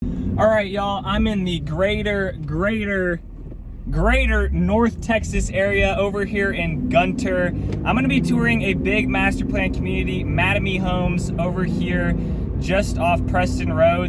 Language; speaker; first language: English; native; English